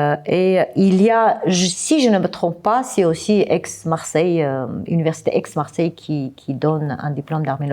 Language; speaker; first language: French; non-native, fluent; Armenian